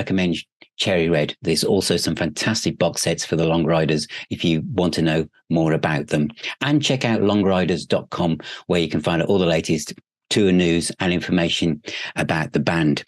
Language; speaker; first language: English; native; English